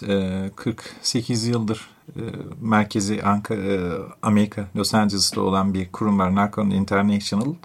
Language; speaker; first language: Turkish; native; Turkish